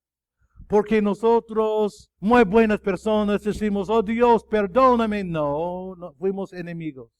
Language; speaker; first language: Spanish; non-native, fluent; English